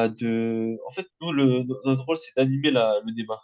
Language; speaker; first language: French; native; French